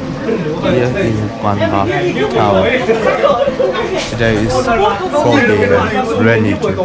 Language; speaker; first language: English; non-native, learner; Vietnamese